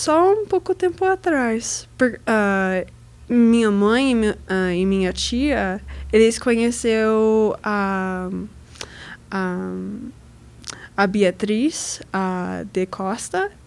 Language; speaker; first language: Portuguese; non-native, learner; English